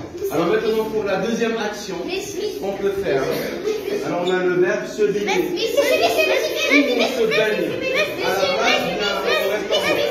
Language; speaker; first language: French; non-native, local second language; Arabic